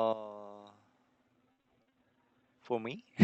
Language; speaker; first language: English; non-native, learner; Korean